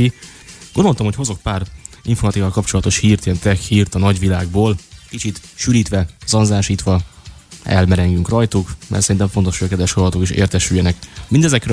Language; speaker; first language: Hungarian; native; Hungarian